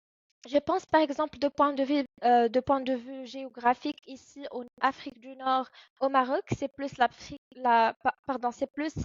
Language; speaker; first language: French; non-native, fluent; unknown